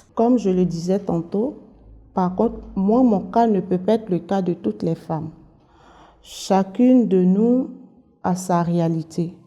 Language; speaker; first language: French; native; French